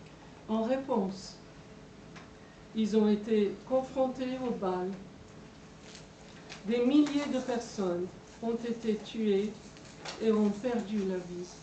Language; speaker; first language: French; non-native, fluent; Persian